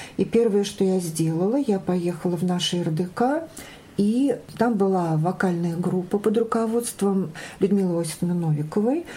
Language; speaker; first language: Russian; native; Russian